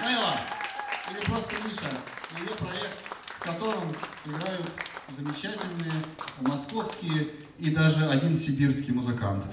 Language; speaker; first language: Russian; native; Russian